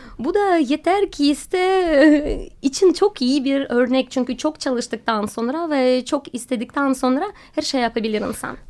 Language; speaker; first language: Turkish; non-native, fluent; Russian